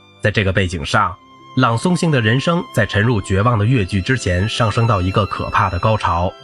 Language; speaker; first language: Chinese; native; Chinese